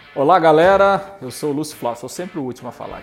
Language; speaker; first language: Portuguese; native; Portuguese